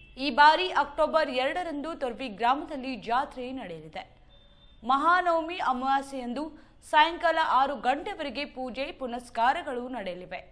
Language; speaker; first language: Kannada; native; Kannada